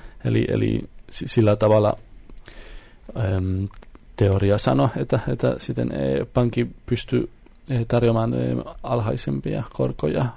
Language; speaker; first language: Finnish; non-native, fluent; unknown